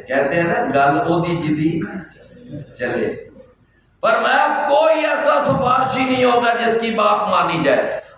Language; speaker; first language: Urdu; non-native, local second language; Punjabi